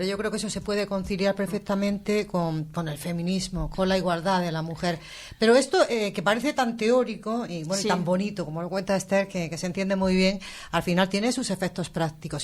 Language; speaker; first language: Spanish; native; Spanish